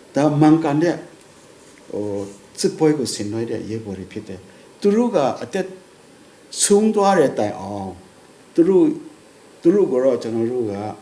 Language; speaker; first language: Burmese; non-native, local second language; Kachin